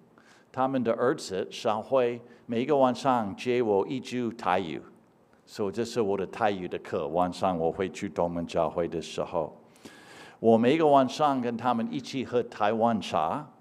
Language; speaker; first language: Chinese; non-native, fluent; English